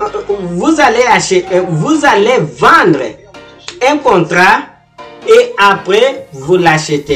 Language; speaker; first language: French; non-native, fluent; Portuguese